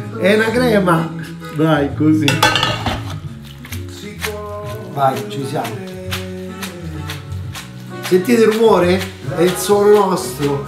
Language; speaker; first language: Italian; native; Italian